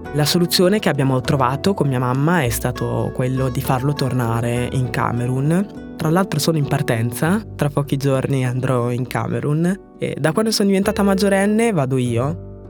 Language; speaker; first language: Italian; early bilingual, other home language; French